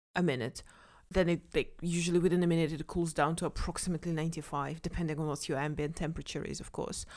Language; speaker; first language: English; non-native, fluent; Kazakh